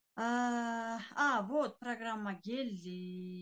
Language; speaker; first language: Russian; non-native, local second language; Kyrgyz